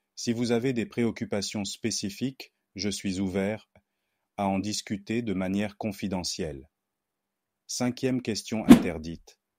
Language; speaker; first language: French; non-native, local second language; Haitian Creole